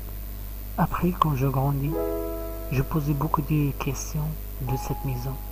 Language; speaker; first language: French; non-native, learner; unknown